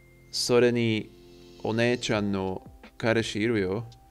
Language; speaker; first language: Japanese; non-native, learner; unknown